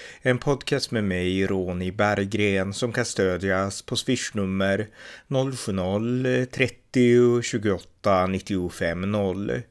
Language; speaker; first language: Swedish; native; Swedish